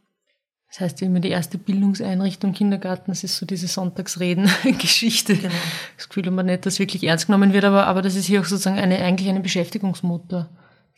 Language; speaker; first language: German; native; German